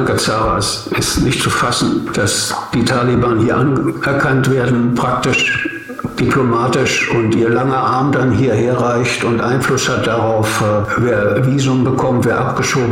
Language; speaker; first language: German; native; German